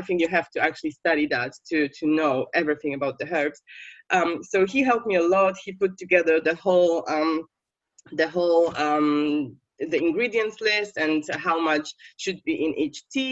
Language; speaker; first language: English; non-native, fluent; Polish